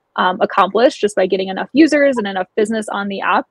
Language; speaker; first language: English; native; English